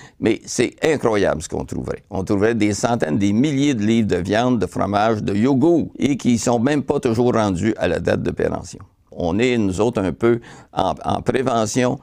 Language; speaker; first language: French; native; French